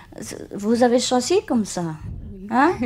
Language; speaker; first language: French; non-native, learner; Vietnamese